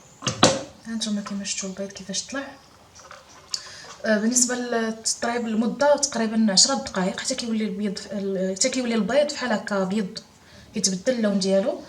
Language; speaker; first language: Arabic; native; Arabic